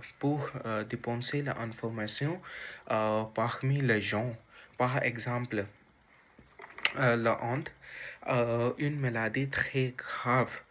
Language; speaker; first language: French; non-native, learner; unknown